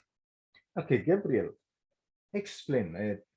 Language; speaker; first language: English; non-native, fluent; Indonesian